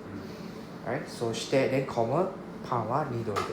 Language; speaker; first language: Japanese; non-native, fluent; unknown